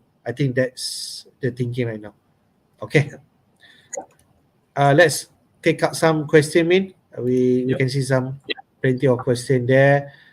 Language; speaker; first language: English; non-native, local second language; Malay